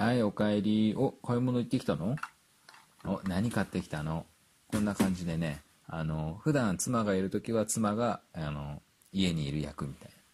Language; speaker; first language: Japanese; native; Japanese